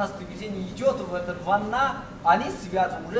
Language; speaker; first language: Russian; non-native, learner; Chinese